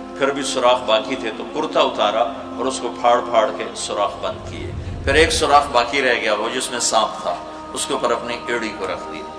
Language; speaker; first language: Urdu; non-native, local second language; Punjabi